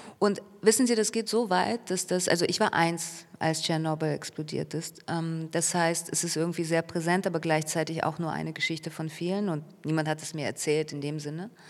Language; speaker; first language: German; early bilingual, other home language; Russian